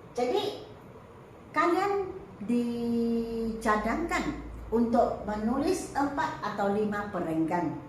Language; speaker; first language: Malay; non-native, local second language; Chinese